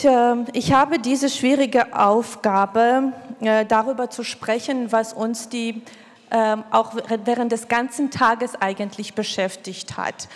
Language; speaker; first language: German; non-native, fluent; Georgian